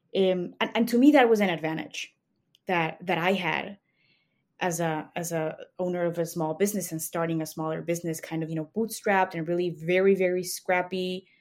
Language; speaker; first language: English; non-native, fluent; Spanish